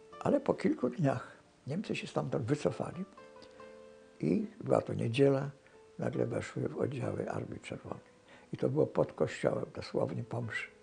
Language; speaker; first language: Polish; native; Polish